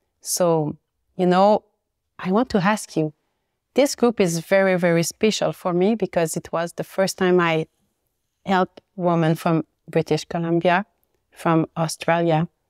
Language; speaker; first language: English; non-native, learner; French